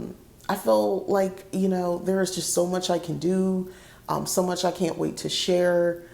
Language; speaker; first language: English; native; English